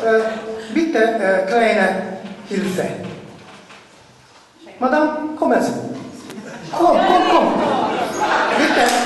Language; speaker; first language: German; non-native, learner; Hungarian